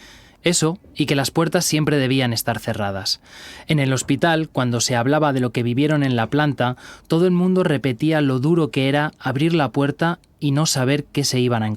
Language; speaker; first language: Spanish; native; Spanish